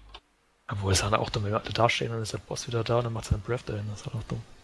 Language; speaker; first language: German; native; German